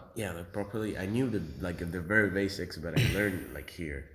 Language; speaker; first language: English; early bilingual, other home language; Spanish